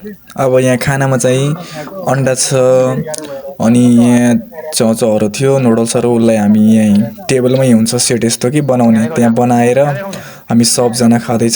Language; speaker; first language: Nepali; non-native, local second language; Maithili